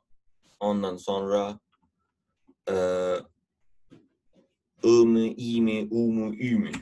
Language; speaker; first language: Turkish; non-native, fluent; Urdu